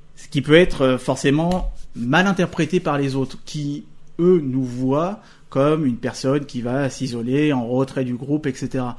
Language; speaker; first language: French; native; French